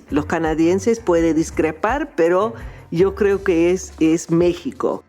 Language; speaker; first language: Spanish; non-native, fluent; English